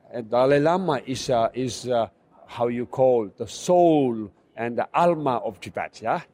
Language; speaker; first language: English; non-native, fluent; Chinese